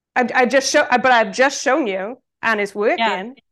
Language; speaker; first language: English; native; English